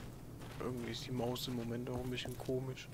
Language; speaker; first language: German; native; German